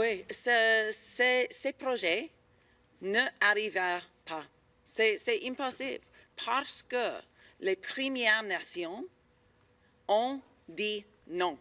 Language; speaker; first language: French; non-native, learner; English